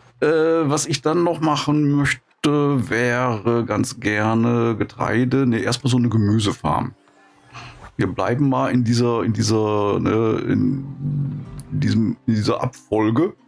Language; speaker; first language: German; native; German